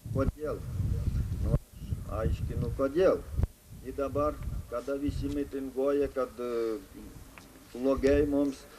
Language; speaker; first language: Lithuanian; early bilingual, other home language; Ukrainian